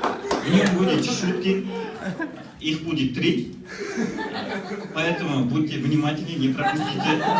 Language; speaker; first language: Russian; non-native, local second language; Kazakh